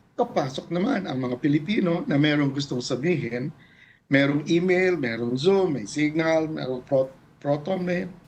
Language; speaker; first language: Filipino; native; Filipino